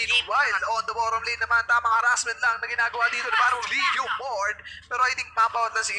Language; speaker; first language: Filipino; native; Filipino